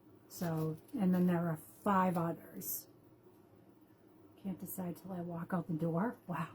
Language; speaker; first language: English; native; English